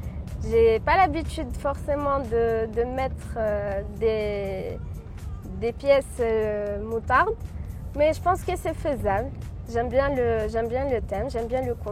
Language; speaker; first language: French; non-native, local second language; Arabic